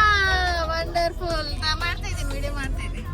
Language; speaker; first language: Kannada; native; Kannada